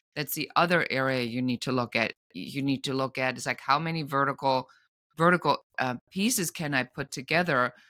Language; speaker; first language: English; non-native, fluent; German